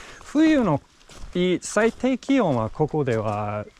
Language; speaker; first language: Japanese; non-native, learner; English